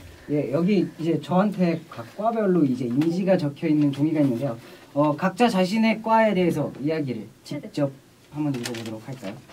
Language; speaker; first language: Korean; native; Korean